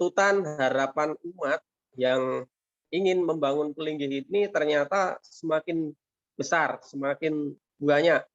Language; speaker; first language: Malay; non-native, local second language; Javanese